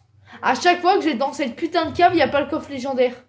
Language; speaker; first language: French; native; French